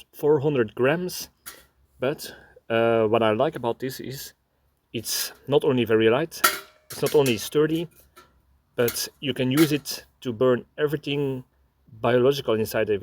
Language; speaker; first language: English; non-native, fluent; Dutch